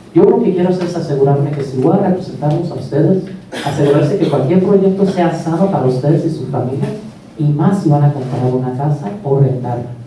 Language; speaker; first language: Spanish; early bilingual, heritage; Spanish